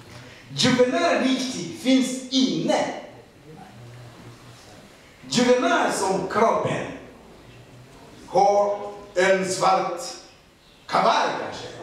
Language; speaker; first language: Swedish; non-native, learner; Rundi